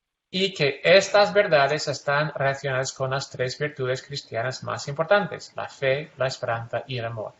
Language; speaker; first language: Spanish; non-native, fluent; English